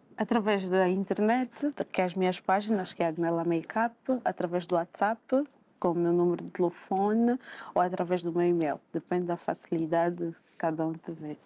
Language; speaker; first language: Portuguese; native; Portuguese